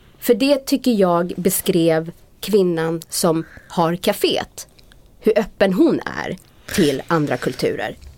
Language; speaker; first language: Swedish; native; Swedish